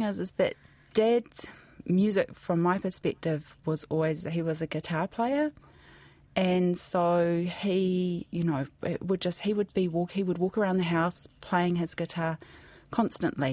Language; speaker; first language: English; native; English